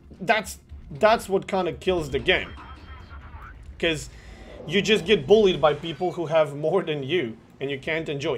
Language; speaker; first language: English; non-native, fluent; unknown